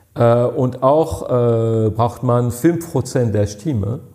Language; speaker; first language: German; non-native, fluent; French